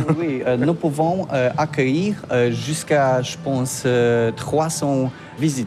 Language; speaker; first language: French; non-native, learner; Polish